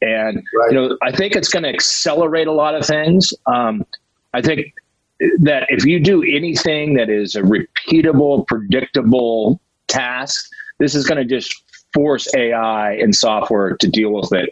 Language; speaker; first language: English; native; English